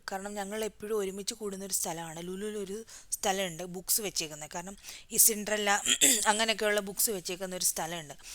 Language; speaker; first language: Malayalam; native; Malayalam